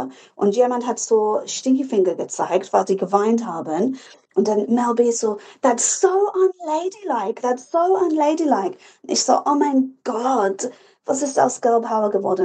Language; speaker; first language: German; non-native, fluent; English